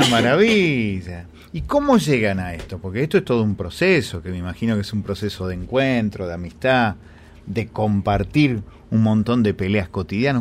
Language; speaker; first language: Spanish; native; Spanish